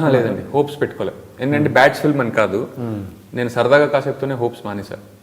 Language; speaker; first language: Telugu; native; Telugu